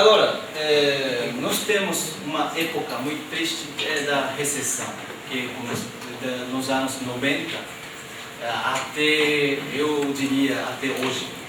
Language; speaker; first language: Portuguese; non-native, fluent; Japanese